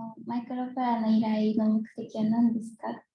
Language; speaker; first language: Japanese; native; Japanese